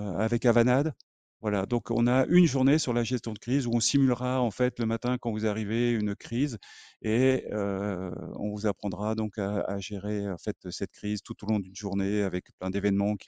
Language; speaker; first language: French; native; French